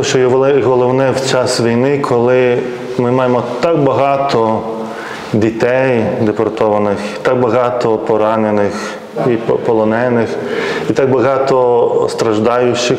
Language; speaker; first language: Ukrainian; non-native, fluent; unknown